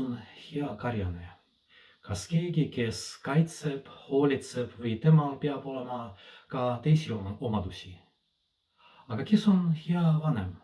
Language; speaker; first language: Estonian; non-native, fluent; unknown